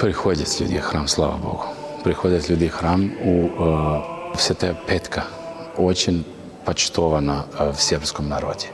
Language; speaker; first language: Russian; non-native, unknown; Serbian